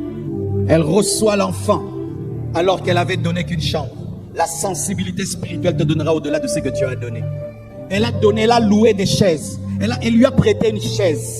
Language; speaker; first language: French; non-native, local second language; Lingala